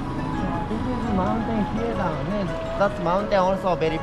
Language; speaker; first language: English; non-native, learner; Japanese